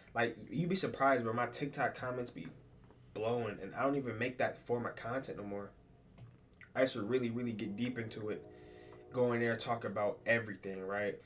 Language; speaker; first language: English; native; English